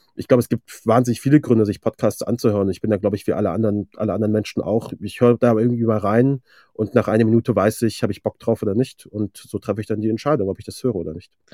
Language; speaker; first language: German; early bilingual, other home language; Persian